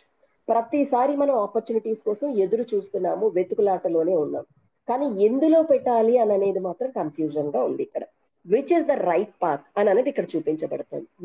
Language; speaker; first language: Telugu; native; Telugu